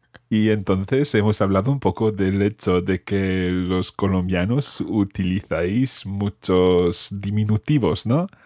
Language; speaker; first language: Spanish; non-native, fluent; English